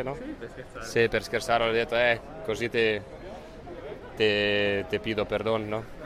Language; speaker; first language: Italian; non-native, fluent; Lithuanian